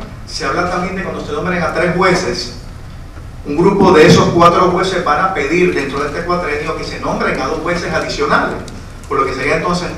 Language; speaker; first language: Spanish; native; Spanish